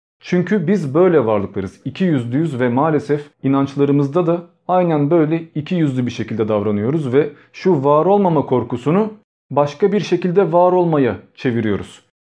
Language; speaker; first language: Turkish; early bilingual, other home language; Albanian